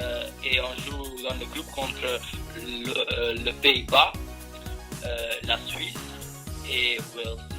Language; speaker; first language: French; non-native, learner; Albanian